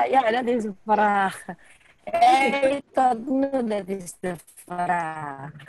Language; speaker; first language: Dutch; non-native, learner; Indonesian